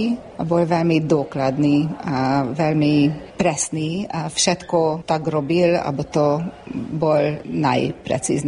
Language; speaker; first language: Slovak; early bilingual, heritage; Slovak